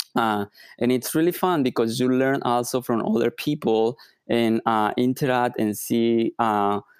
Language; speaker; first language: English; non-native, fluent; Spanish